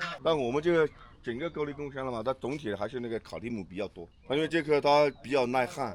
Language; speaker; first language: Chinese; native; Chinese